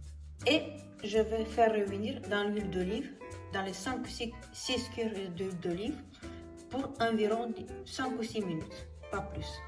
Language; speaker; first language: French; non-native, fluent; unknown